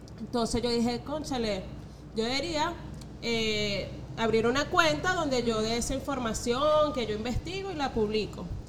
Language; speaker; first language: Spanish; native; Spanish